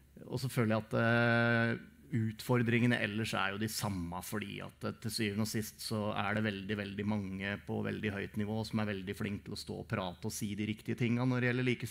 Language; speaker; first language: Norwegian; native; Norwegian